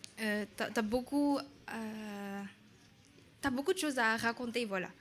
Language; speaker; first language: French; non-native, local second language; Malagasy